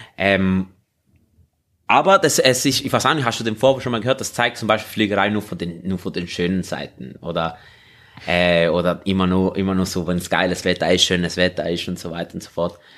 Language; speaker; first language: German; native; German